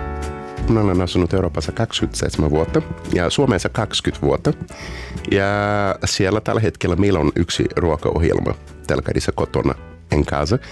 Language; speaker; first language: Finnish; non-native, fluent; Portuguese